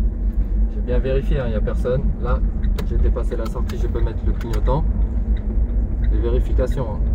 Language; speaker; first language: French; native; French